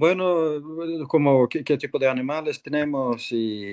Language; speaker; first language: Spanish; non-native, fluent; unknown